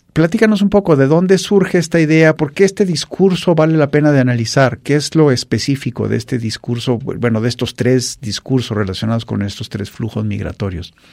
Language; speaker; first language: Spanish; native; Spanish